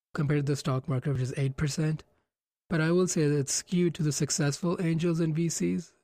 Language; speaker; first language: English; non-native, local second language; Hindi